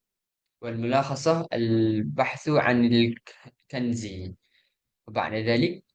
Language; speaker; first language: Arabic; non-native, learner; Malay